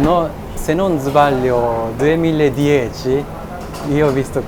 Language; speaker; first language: Italian; non-native, learner; Japanese